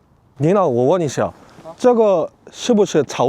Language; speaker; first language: Chinese; non-native, learner; Korean